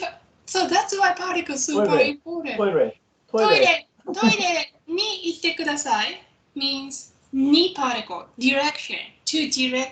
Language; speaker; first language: English; non-native, fluent; Japanese